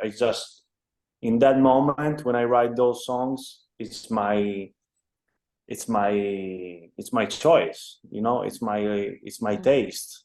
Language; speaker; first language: English; non-native, fluent; Italian